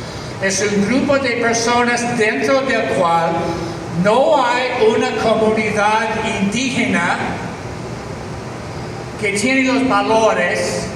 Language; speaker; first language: Spanish; non-native, fluent; English